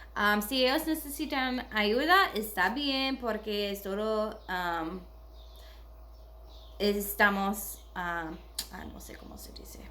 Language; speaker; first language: Spanish; non-native, learner; English